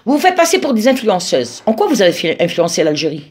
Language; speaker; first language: French; non-native, local second language; Arabic